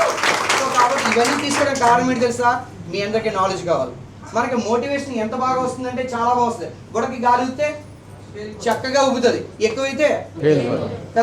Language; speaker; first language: Telugu; native; Telugu